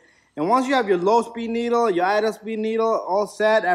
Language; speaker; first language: English; native; English